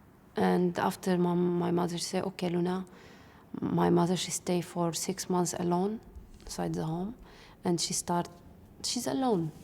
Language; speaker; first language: English; non-native, learner; Arabic